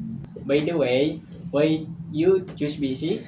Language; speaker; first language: English; non-native, learner; Indonesian